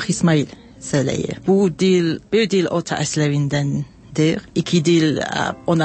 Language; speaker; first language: Azerbaijani; non-native, learner; English